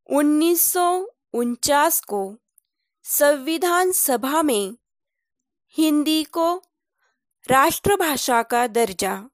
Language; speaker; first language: Hindi; non-native, local second language; Marathi